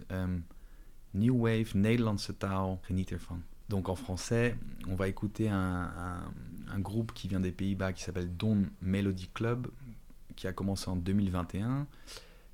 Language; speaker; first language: French; early bilingual, other home language; Dutch